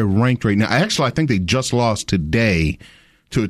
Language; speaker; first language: English; native; English